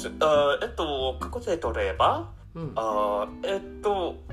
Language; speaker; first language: Japanese; non-native, learner; English